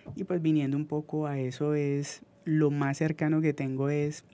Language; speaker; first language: Spanish; native; Spanish